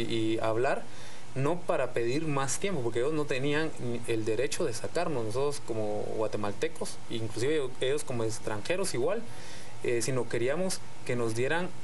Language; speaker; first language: Spanish; native; Spanish